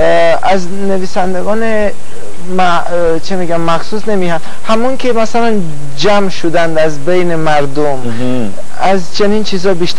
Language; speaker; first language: Persian; non-native, fluent; Romanian